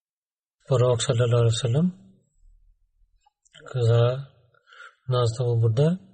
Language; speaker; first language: Bulgarian; non-native, learner; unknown